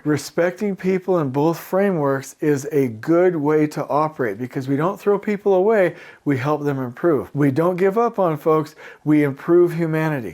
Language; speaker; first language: English; native; English